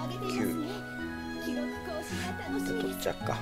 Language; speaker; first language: Japanese; native; Japanese